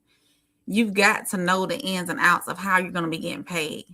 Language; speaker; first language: English; native; English